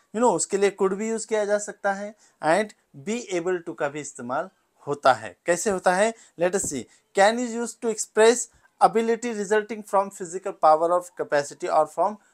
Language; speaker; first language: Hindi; non-native, local second language; Marathi